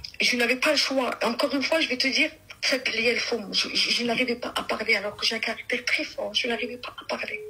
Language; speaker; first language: French; early bilingual, other home language; Arabic